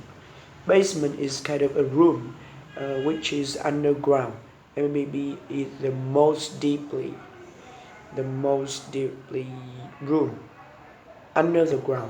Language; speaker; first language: English; non-native, learner; Vietnamese